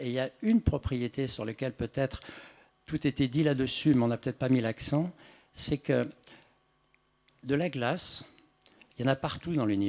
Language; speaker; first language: French; native; French